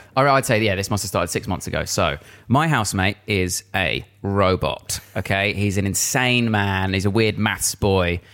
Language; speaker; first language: English; native; English